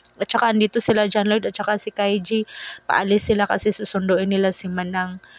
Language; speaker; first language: Filipino; non-native, local second language; Cebuano